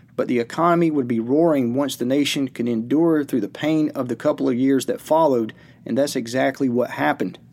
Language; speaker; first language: English; native; English